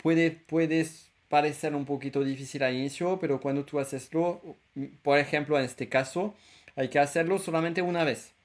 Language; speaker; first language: Spanish; non-native, fluent; French